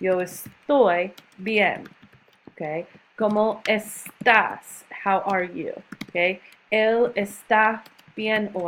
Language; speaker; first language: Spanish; non-native, fluent; English